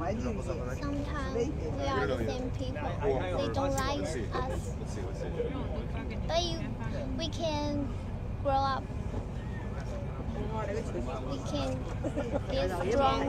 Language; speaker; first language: English; non-native, learner; Chinese